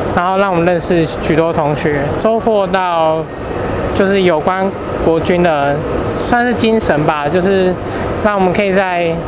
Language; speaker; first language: Chinese; native; Chinese